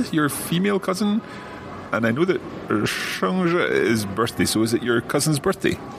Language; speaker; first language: English; native; English